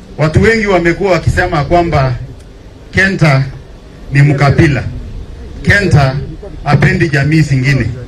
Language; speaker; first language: Swahili; non-native, local second language; Masai